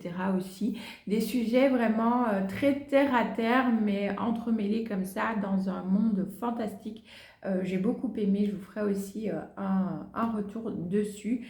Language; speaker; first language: French; native; French